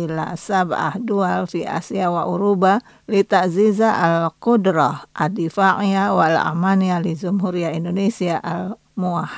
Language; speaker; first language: Arabic; non-native, fluent; Indonesian